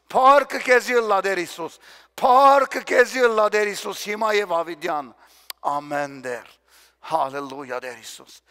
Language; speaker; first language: Armenian; native; Armenian